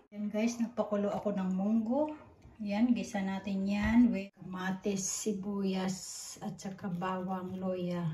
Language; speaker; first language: Filipino; native; Filipino